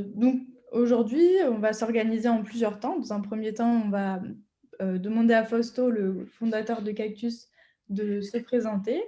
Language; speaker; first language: French; native; French